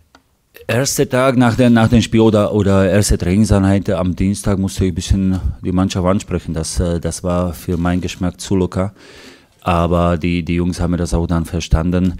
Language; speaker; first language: German; non-native, fluent; Hungarian